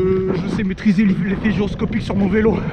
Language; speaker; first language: French; native; French